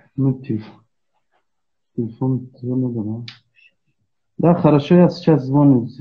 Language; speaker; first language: Russian; non-native, learner; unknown